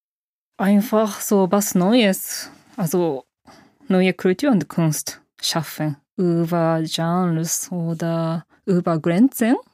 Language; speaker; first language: German; non-native, fluent; Japanese